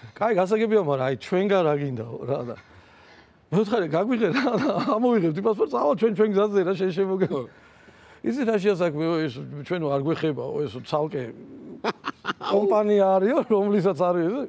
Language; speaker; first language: Georgian; native; Georgian